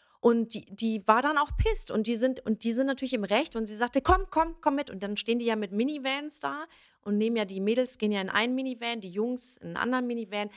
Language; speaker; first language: German; early bilingual, other home language; Persian